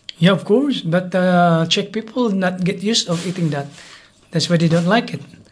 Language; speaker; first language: English; non-native, local second language; Filipino